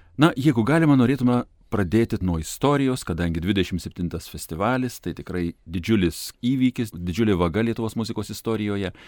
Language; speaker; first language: Lithuanian; native; Lithuanian